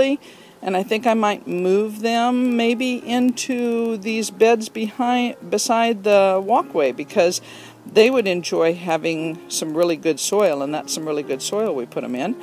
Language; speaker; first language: English; native; English